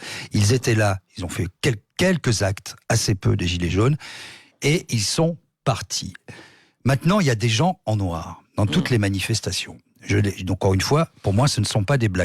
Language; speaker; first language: French; native; French